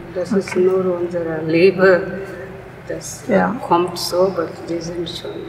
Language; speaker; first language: German; non-native, learner; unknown